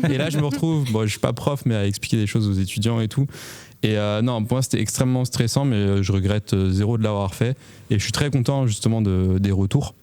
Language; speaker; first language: French; native; French